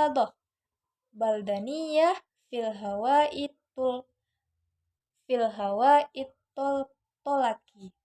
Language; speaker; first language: Arabic; non-native, learner; Indonesian